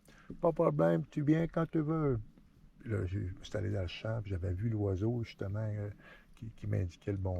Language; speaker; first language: French; native; French